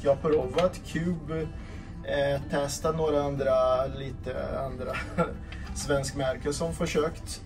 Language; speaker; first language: Swedish; non-native, fluent; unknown